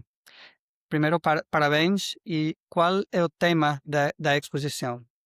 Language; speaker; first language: Portuguese; non-native, learner; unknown